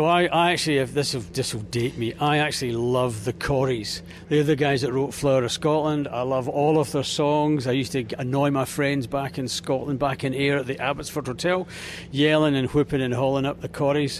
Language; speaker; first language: English; native; English